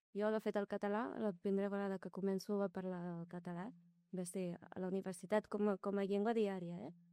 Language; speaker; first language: Catalan; non-native, local second language; Arabic